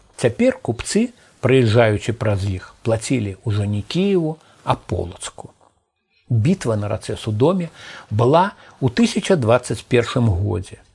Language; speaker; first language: Belarusian; native; Belarusian